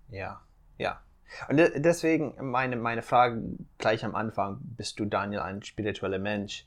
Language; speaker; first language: German; non-native, fluent; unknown